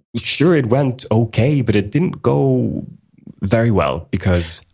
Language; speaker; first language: English; early bilingual, other home language; Swedish